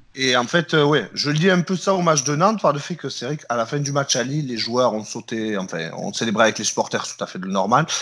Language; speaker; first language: French; native; French